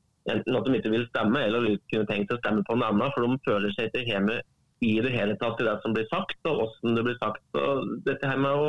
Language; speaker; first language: Norwegian; native; Norwegian